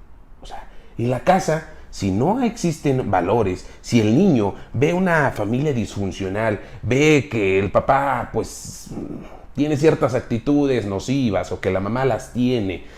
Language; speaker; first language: Spanish; native; Spanish